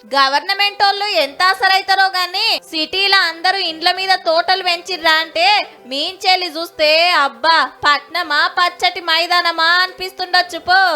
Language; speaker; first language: Telugu; native; Telugu